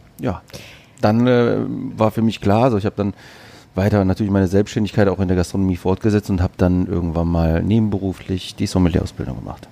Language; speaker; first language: German; early bilingual, other home language; Greek